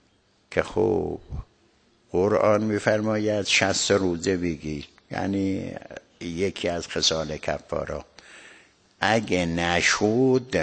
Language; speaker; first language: Persian; native; Persian